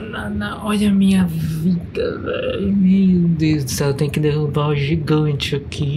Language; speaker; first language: Portuguese; native; Portuguese